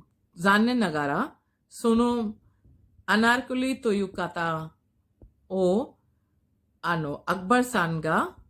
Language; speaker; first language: Japanese; non-native, fluent; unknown